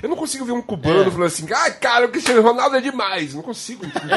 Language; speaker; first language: Portuguese; native; Portuguese